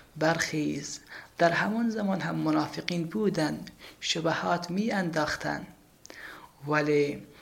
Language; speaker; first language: Persian; native; Persian